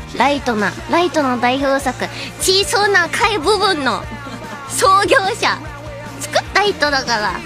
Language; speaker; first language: Japanese; native; Japanese